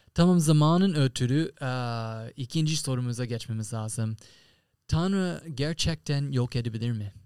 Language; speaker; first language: Turkish; non-native, fluent; English